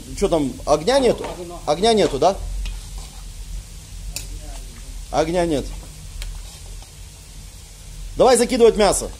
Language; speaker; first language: Russian; native; Russian